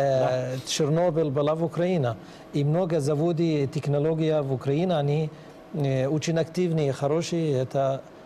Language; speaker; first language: Russian; non-native, learner; Arabic